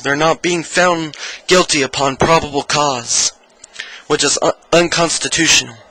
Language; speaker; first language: English; native; English